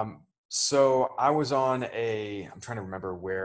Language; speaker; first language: English; native; English